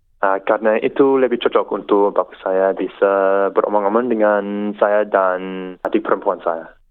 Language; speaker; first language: Indonesian; non-native, learner; English